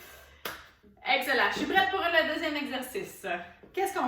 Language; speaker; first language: French; native; French